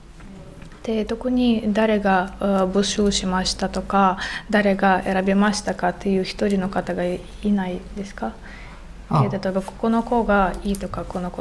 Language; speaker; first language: Japanese; non-native, fluent; Ukrainian